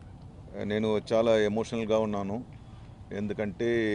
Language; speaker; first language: Telugu; non-native, fluent; Tamil